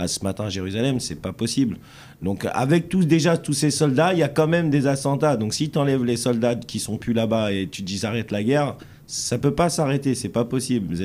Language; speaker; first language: French; native; French